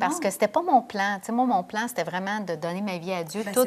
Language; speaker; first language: French; native; French